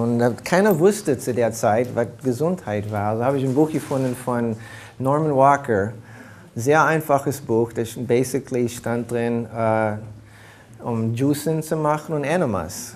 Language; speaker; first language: German; early bilingual, heritage; German